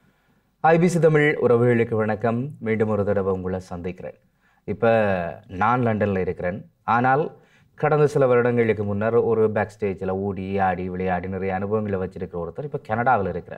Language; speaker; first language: Tamil; native; Tamil